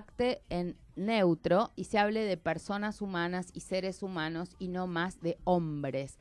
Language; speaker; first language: Spanish; native; Spanish